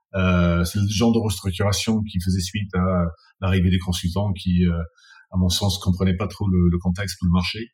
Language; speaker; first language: French; non-native, fluent; English